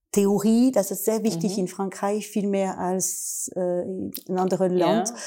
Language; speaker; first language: German; non-native, learner; French